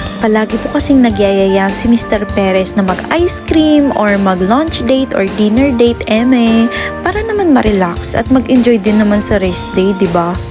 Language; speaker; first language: Filipino; non-native, local second language; Hiligaynon